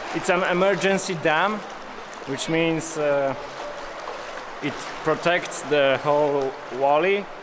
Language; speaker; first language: English; non-native, fluent; Polish